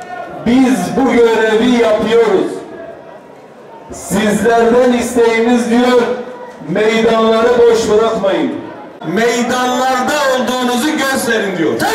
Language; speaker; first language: Turkish; native; Turkish